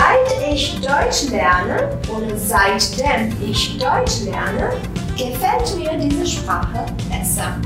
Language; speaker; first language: German; non-native, fluent; Albanian